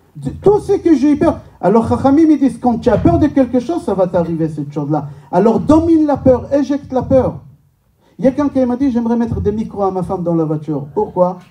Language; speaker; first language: French; non-native, fluent; Hebrew